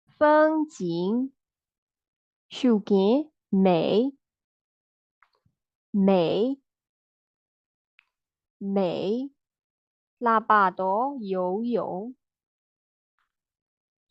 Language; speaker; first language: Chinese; non-native, fluent; Burmese